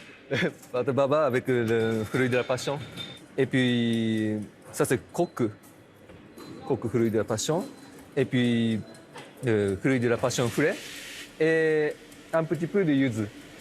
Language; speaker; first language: French; non-native, learner; Japanese